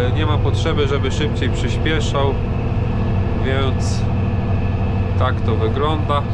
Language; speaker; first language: Polish; native; Polish